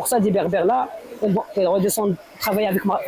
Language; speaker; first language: French; non-native, local second language; Berber languages